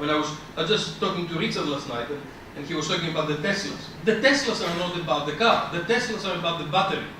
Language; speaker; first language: English; non-native, fluent; Greek